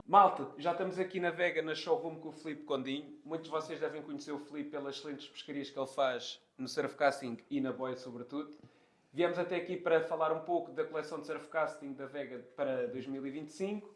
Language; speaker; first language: Portuguese; native; Portuguese